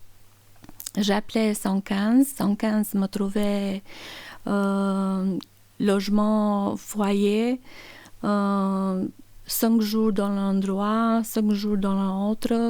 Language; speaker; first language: French; non-native, learner; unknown